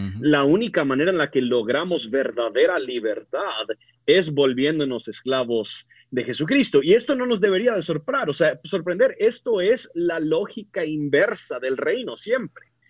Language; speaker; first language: Spanish; early bilingual, other home language; English